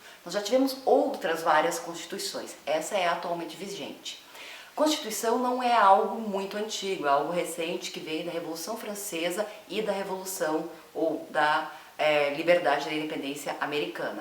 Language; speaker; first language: Portuguese; native; Portuguese